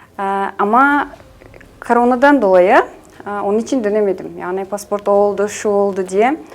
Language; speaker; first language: Turkish; non-native, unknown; Kazakh